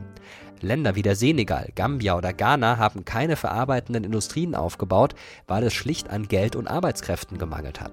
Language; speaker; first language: German; native; German